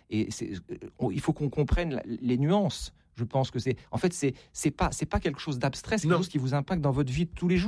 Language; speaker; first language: French; native; French